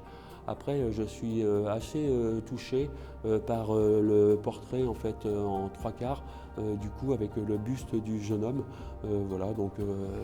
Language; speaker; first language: French; native; French